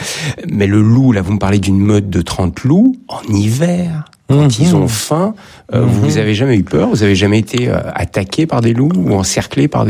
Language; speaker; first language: French; native; French